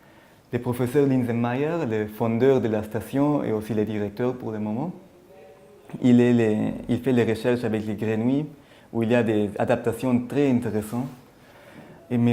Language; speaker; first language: French; non-native, fluent; German